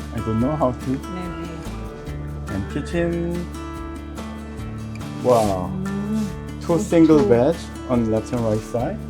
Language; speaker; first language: English; non-native, learner; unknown